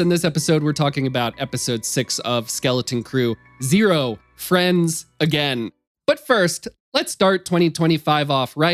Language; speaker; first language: English; native; English